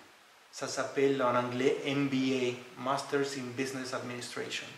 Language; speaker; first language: French; non-native, fluent; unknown